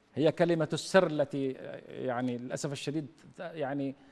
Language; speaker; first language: Arabic; native; Arabic